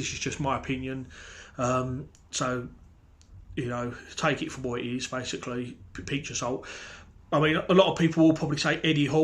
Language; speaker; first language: English; native; English